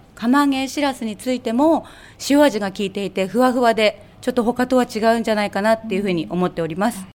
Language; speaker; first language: Japanese; native; Japanese